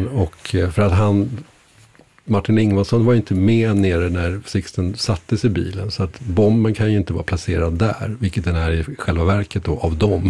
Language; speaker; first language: Swedish; native; Swedish